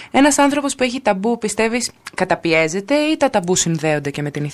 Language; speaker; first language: Greek; native; Greek